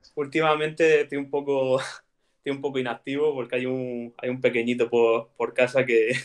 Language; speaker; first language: Spanish; native; Spanish